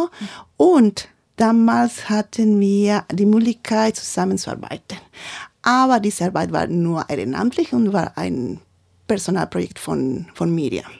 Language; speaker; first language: German; non-native, learner; Spanish